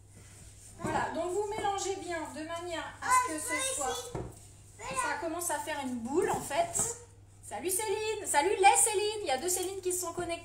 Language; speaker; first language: French; native; French